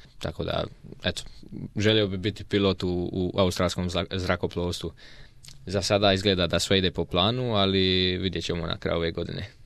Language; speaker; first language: Croatian; native; Croatian